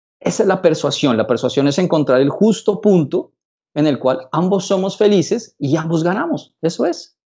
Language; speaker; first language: Spanish; native; Spanish